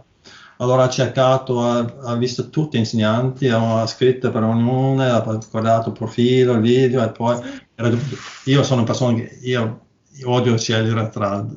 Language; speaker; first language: Italian; non-native, learner; Norwegian